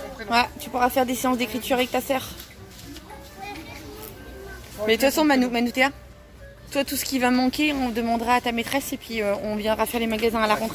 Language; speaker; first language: French; native; French